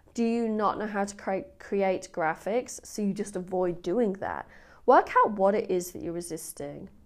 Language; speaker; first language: English; native; English